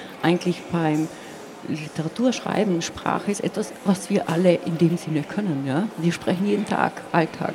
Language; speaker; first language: German; non-native, local second language; Slovenian